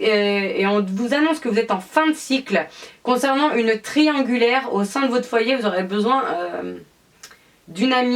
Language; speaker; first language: French; native; French